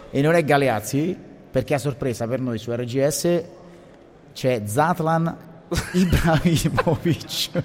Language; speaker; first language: Italian; native; Italian